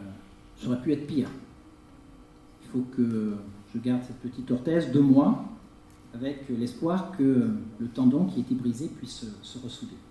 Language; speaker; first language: French; native; French